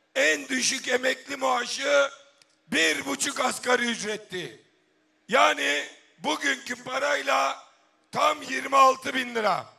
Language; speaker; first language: Turkish; native; Turkish